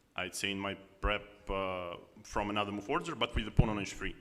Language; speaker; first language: English; non-native, fluent; Russian